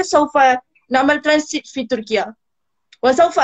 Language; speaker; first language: Arabic; non-native, learner; Malay